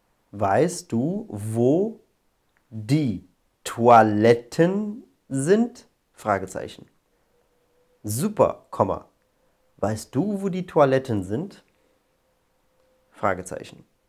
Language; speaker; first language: German; non-native, fluent; Arabic